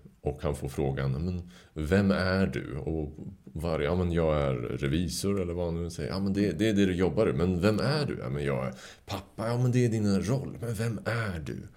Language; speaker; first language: Swedish; native; Swedish